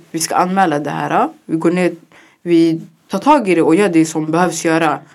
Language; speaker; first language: Swedish; early bilingual, other home language; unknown